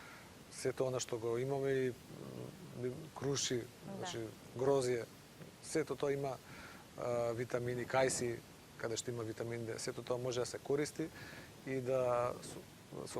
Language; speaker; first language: Macedonian; native; Macedonian